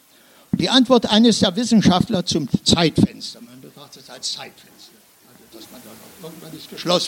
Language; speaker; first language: German; native; German